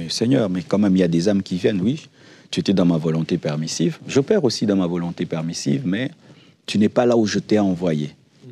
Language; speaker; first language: French; non-native, local second language; Lingala